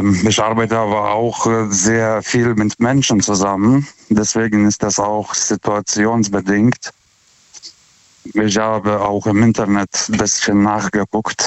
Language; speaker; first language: German; non-native, fluent; Lithuanian